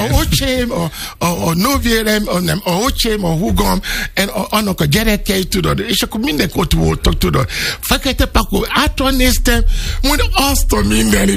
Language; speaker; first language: Hungarian; non-native, fluent; Yoruba